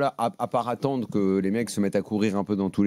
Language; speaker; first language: French; native; French